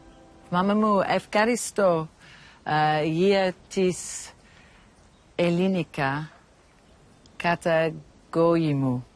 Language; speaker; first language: Greek; non-native, learner; English